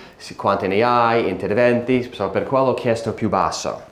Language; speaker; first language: Italian; non-native, learner; English